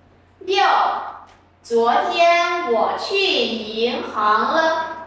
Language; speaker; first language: Chinese; non-native, fluent; Vietnamese